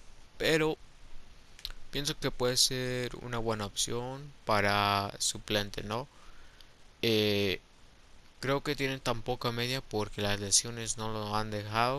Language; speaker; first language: Spanish; early bilingual, heritage; Spanish